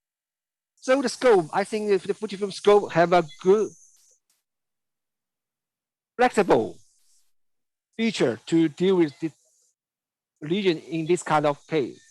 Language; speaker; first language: English; non-native, learner; Chinese